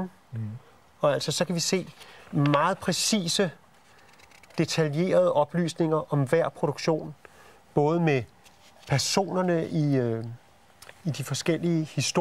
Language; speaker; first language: Danish; native; Danish